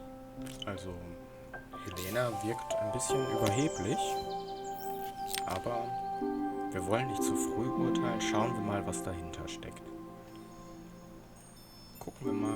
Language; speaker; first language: German; native; German